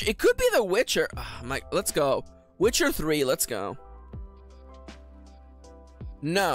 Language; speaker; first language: English; native; English